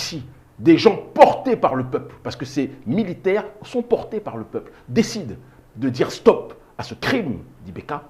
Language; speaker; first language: French; native; French